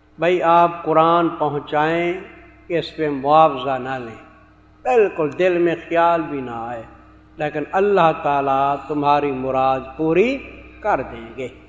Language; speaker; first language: Urdu; non-native, local second language; Saraiki